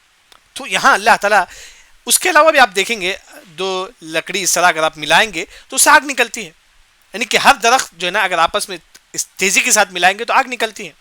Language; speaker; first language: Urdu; non-native, local second language; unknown